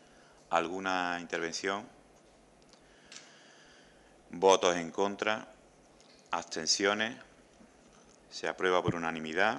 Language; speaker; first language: Spanish; native; Spanish